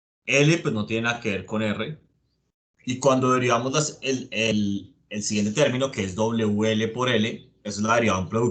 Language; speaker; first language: Spanish; native; Spanish